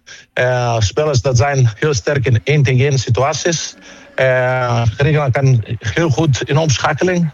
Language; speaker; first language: Dutch; non-native, fluent; Greek